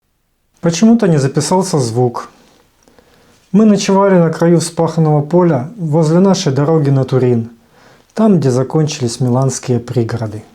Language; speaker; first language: Russian; native; Russian